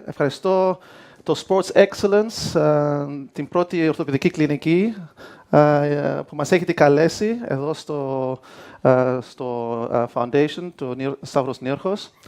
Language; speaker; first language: Greek; early bilingual, heritage; Greek